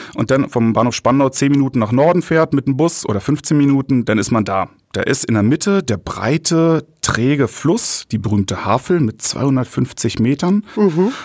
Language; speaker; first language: German; native; German